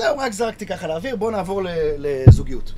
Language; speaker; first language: Hebrew; native; Hebrew